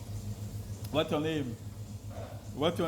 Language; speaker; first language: English; non-native, learner; French